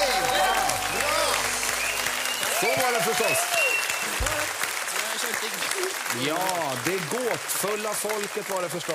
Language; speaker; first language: Swedish; native; Swedish